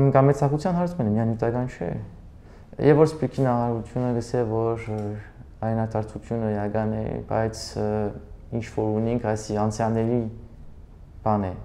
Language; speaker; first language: Armenian; early bilingual, heritage; Armenian